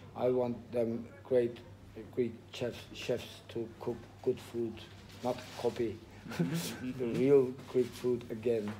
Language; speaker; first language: English; non-native, fluent; Turkish